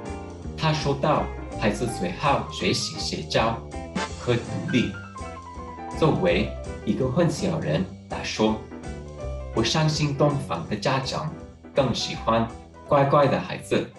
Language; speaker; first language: Chinese; non-native, learner; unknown